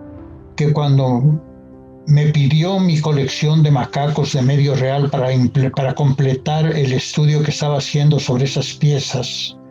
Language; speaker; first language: Spanish; native; Spanish